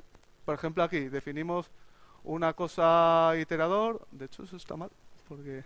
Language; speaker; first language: Spanish; native; Spanish